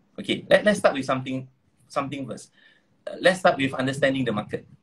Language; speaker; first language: English; non-native, local second language; Malay